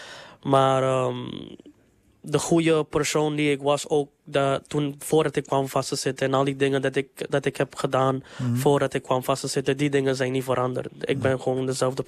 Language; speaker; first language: Dutch; non-native, local second language; English